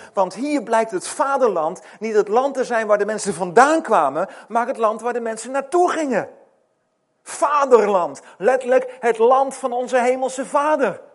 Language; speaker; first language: Dutch; native; Dutch